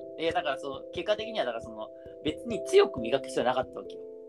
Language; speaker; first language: Japanese; native; Japanese